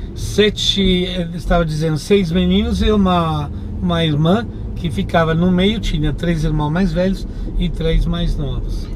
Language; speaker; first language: Portuguese; non-native, fluent; Italian